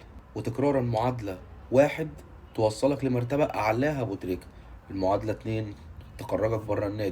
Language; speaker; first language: Arabic; native; Arabic